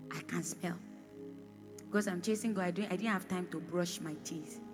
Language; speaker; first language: English; non-native, local second language; Bini